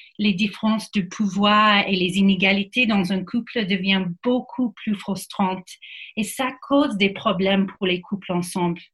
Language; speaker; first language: French; non-native, fluent; English